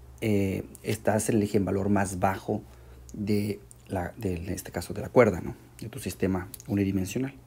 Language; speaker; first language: Spanish; native; Spanish